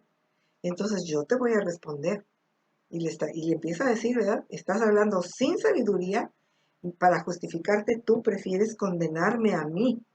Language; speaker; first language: Spanish; native; Spanish